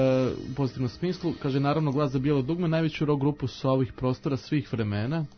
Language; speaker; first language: Croatian; native; Croatian